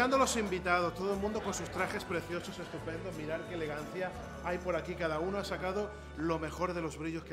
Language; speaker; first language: Spanish; native; Spanish